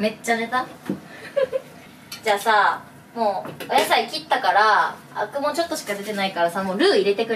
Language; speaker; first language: Japanese; native; Japanese